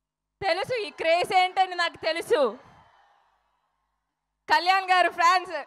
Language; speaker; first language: Telugu; non-native, fluent; Malayalam